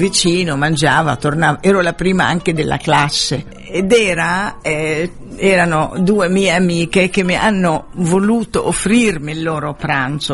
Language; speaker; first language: Italian; non-native, fluent; Arabic